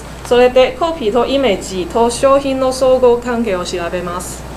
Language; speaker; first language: Japanese; non-native, learner; Cantonese